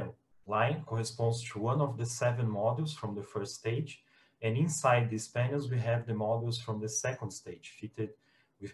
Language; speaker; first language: English; non-native, fluent; Portuguese